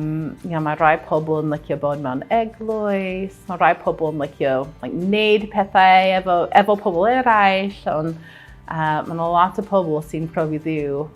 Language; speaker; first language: Welsh; non-native, fluent; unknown